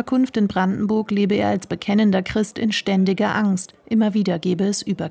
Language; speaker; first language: German; native; German